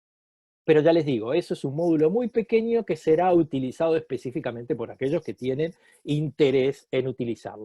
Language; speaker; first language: Spanish; native; Spanish